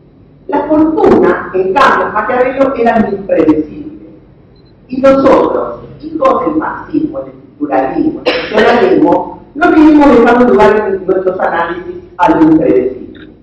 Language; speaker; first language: Spanish; native; Spanish